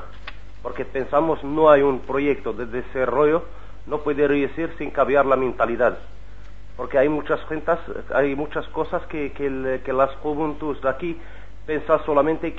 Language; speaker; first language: Spanish; non-native, learner; Arabic